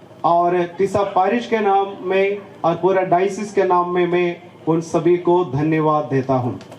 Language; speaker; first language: Hindi; non-native, local second language; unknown